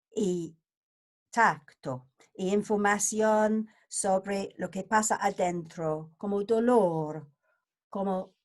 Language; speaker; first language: Spanish; non-native, learner; English